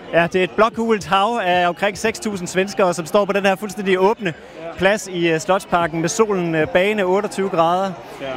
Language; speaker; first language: Danish; native; Danish